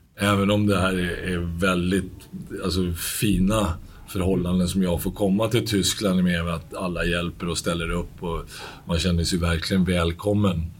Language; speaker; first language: Swedish; native; Swedish